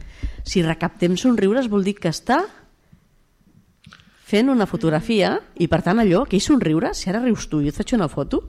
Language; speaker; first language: Catalan; native; Catalan